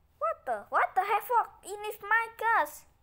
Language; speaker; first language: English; non-native, learner; Indonesian